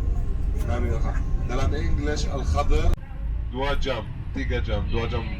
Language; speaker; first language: Indonesian; non-native, fluent; Arabic